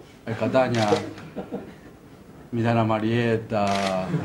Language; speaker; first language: Italian; non-native, fluent; Japanese